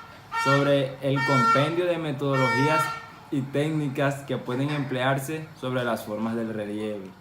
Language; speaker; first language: Spanish; native; Spanish